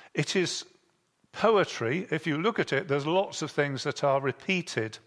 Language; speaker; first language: English; native; English